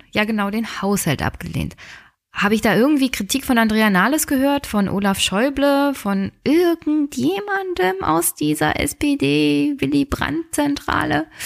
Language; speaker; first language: German; native; German